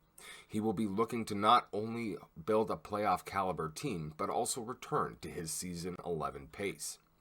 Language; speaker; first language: English; native; English